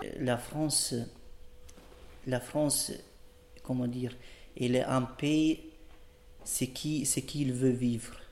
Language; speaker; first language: French; non-native, learner; Albanian